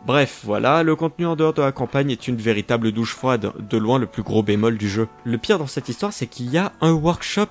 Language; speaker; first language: French; native; French